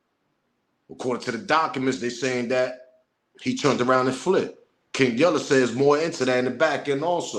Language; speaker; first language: English; native; English